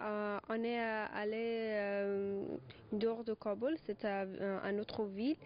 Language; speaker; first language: French; non-native, learner; Persian